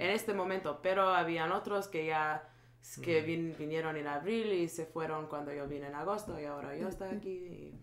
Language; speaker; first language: Spanish; non-native, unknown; English